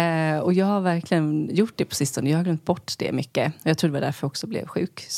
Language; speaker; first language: Swedish; native; Swedish